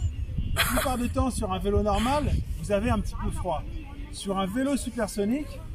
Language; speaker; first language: French; native; French